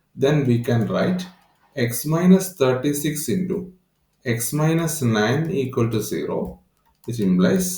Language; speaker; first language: English; non-native, local second language; Malayalam